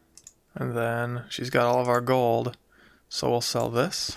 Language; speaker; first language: English; native; English